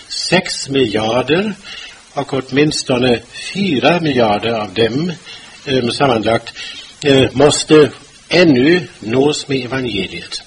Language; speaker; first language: Swedish; non-native, fluent; German